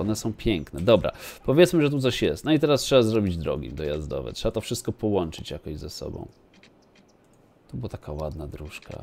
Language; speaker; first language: Polish; native; Polish